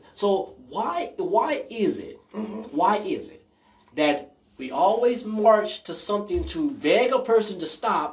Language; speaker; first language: English; native; English